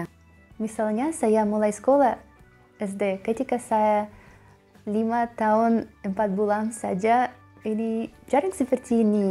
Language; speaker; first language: Indonesian; non-native, learner; Russian